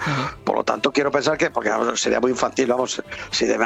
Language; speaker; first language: Spanish; native; Spanish